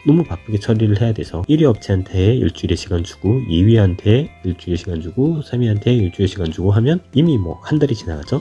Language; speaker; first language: Korean; native; Korean